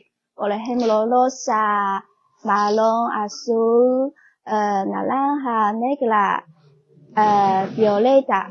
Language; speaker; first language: Spanish; non-native, learner; Chinese